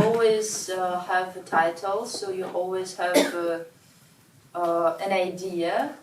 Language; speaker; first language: English; non-native, learner; Russian